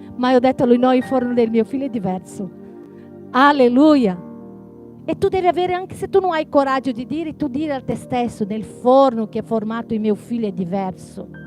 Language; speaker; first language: Italian; non-native, fluent; Portuguese